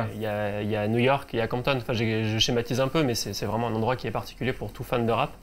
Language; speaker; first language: French; native; French